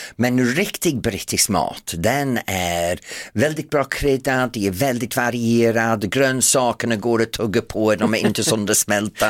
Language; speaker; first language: Swedish; non-native, fluent; English